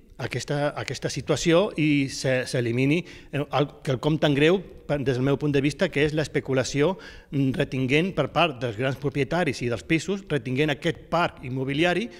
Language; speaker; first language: Catalan; native; Catalan